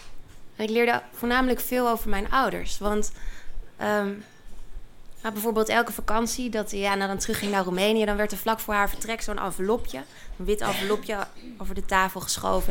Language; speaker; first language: Dutch; native; Dutch